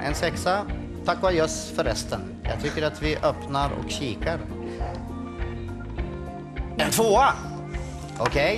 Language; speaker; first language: Swedish; native; Swedish